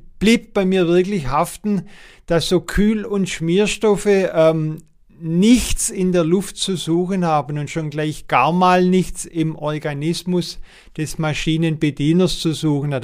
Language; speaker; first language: German; native; German